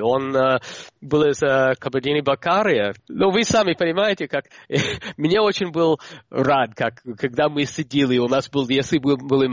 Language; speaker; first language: Russian; non-native, fluent; English